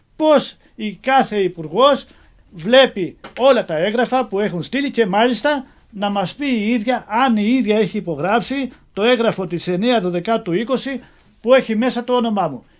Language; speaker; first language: Greek; native; Greek